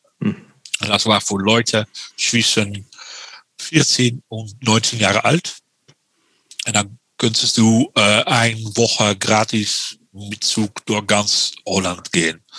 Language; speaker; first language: German; non-native, learner; Dutch